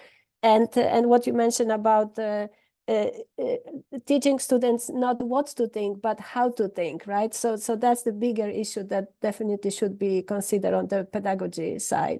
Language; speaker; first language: English; non-native, fluent; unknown